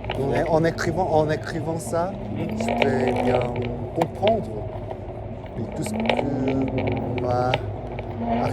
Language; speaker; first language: French; non-native, fluent; Korean